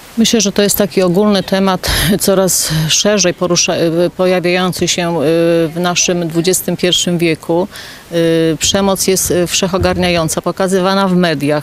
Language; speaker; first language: Polish; native; Polish